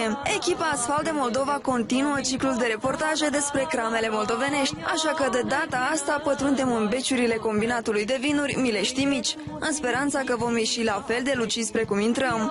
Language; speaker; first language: Romanian; native; Romanian